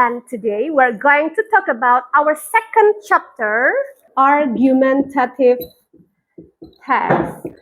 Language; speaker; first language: English; non-native, fluent; Indonesian